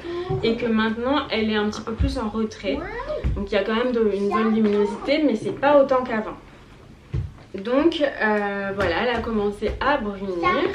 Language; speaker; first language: French; native; French